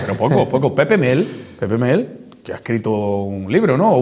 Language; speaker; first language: Spanish; native; Spanish